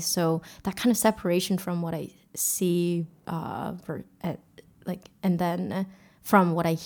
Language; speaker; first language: English; early bilingual, other home language; Korean